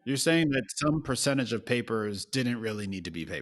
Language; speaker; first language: English; native; English